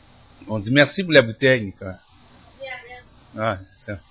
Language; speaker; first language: French; native; French